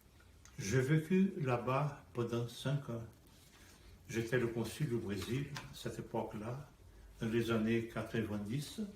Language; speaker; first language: French; non-native, fluent; Portuguese